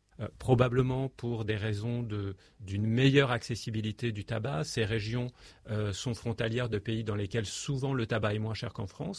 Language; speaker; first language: French; native; French